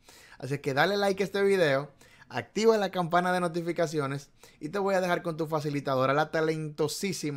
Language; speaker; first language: Spanish; native; Spanish